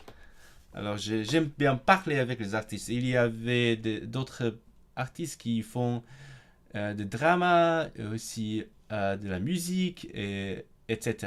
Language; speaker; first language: French; non-native, fluent; Cantonese